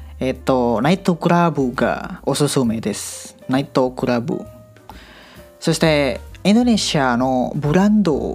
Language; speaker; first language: Japanese; non-native, learner; Indonesian